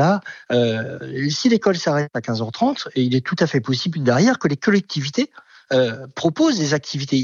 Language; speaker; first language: French; native; French